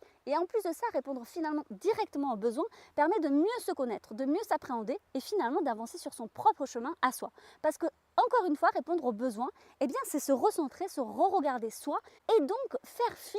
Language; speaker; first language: French; native; French